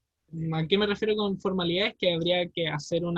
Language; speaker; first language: Spanish; native; Spanish